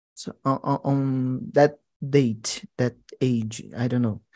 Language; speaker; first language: English; non-native, fluent; Portuguese